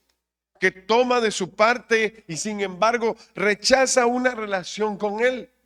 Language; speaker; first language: Spanish; native; Spanish